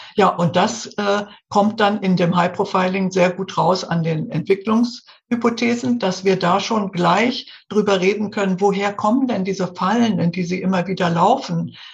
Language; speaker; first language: German; native; German